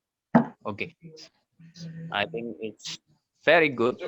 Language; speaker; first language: English; non-native, learner; Indonesian